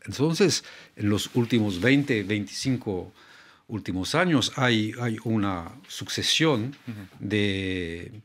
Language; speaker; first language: Spanish; non-native, fluent; French